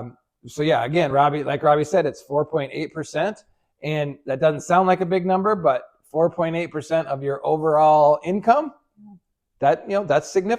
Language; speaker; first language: English; native; English